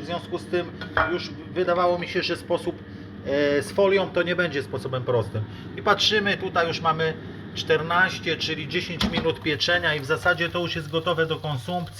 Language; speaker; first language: Polish; native; Polish